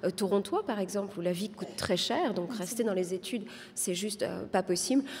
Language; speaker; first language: French; non-native, local second language; Arabic